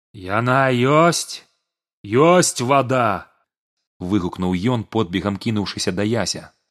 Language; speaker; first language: Belarusian; native; Belarusian